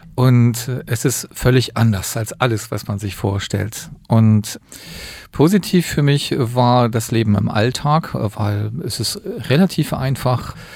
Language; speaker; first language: German; native; German